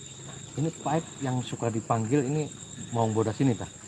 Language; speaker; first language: Indonesian; native; Indonesian